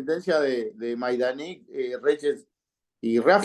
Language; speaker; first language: Spanish; native; Spanish